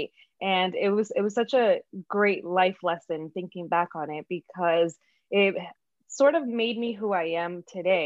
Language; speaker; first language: English; early bilingual, other home language; Spanish